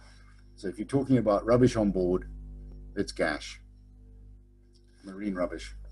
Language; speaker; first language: English; native; English